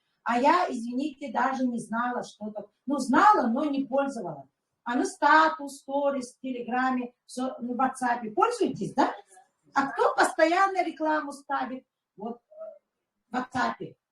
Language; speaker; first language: Russian; non-native, local second language; Yakut